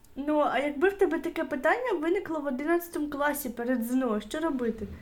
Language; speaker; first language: Ukrainian; native; Ukrainian